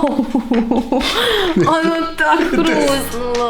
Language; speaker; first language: Russian; native; Russian